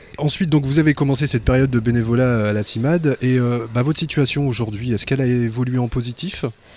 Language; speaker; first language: French; native; French